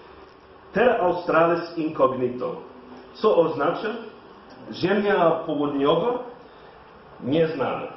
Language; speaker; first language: Polish; non-native, learner; English